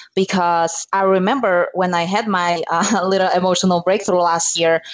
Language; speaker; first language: English; non-native, fluent; Slovak